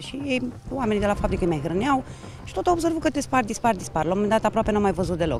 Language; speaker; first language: Romanian; native; Romanian